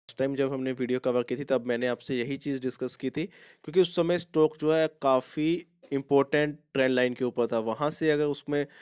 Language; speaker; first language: Hindi; native; Hindi